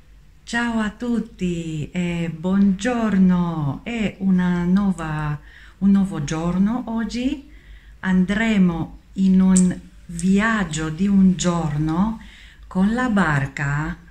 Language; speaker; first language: Italian; non-native, fluent; Romanian